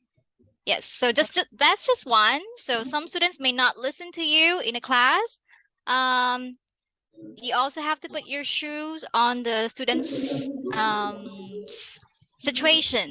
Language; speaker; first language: English; non-native, fluent; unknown